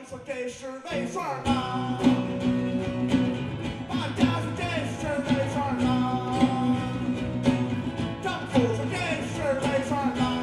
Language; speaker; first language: Chinese; native; Chinese